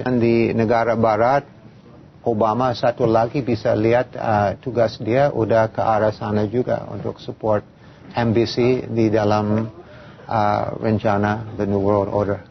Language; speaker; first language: Indonesian; non-native, fluent; English